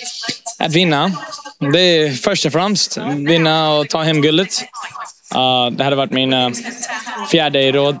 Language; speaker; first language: Swedish; early bilingual, heritage; English